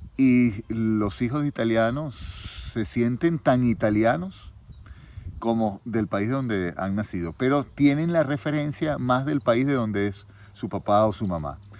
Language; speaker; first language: Spanish; native; Spanish